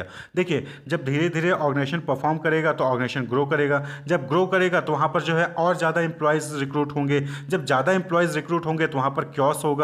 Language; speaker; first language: Hindi; native; Hindi